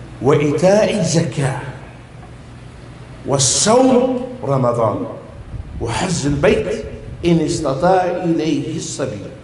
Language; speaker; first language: Arabic; non-native, fluent; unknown